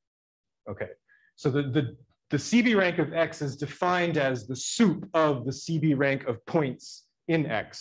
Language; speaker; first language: English; native; English